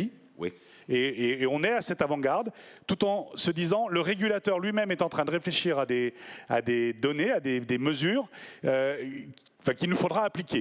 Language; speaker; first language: French; native; French